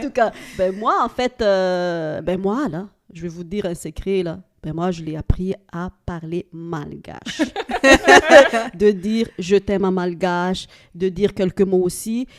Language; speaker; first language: French; non-native, local second language; Malagasy